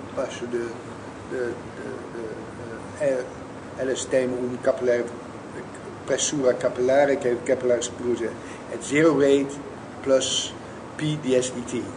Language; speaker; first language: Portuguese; non-native, learner; Dutch